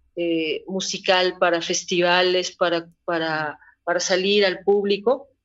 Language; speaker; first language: Spanish; native; Spanish